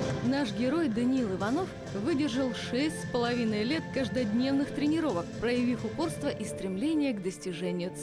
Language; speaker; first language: Russian; native; Russian